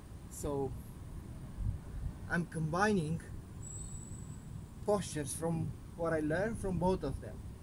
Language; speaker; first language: English; non-native, fluent; Romanian